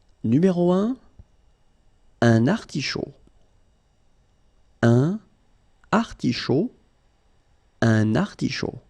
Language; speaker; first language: French; native; French